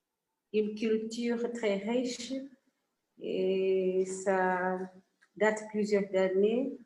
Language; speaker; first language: French; non-native, fluent; Swahili